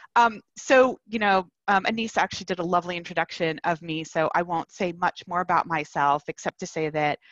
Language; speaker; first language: English; native; English